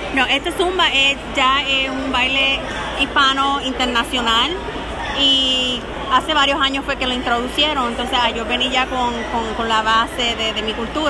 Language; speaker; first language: Spanish; native; Spanish